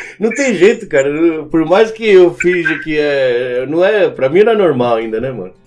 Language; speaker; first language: Portuguese; early bilingual, other home language; Spanish